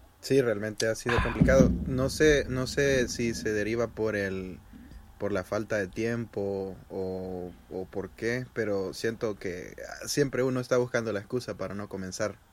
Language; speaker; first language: Spanish; native; Spanish